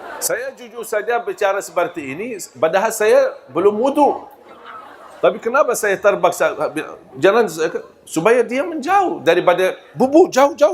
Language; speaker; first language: Malay; non-native, fluent; Arabic